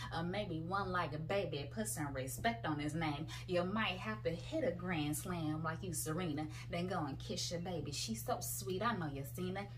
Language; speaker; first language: English; native; English